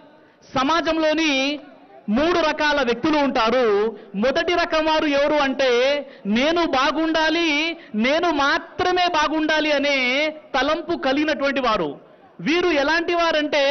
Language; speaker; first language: Telugu; native; Telugu